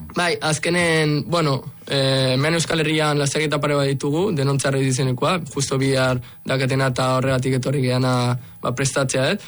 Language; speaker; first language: Basque; native; Basque